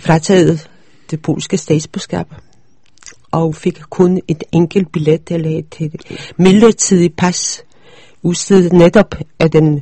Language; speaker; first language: Danish; early bilingual, other home language; Polish